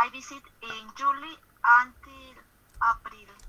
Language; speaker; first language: English; non-native, learner; Spanish